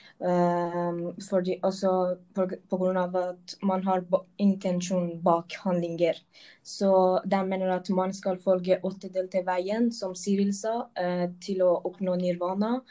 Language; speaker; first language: Norwegian; non-native, local second language; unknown